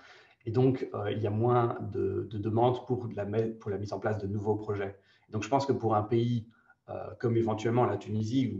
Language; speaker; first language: French; native; French